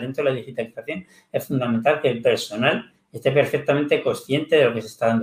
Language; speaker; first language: Spanish; native; Spanish